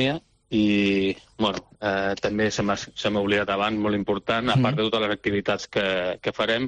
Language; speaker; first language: Catalan; native; Catalan